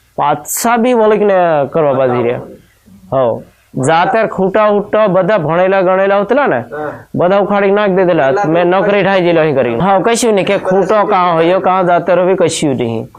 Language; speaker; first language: Gujarati; non-native, local second language; Rathawi